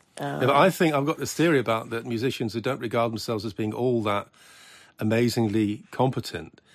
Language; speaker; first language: English; native; English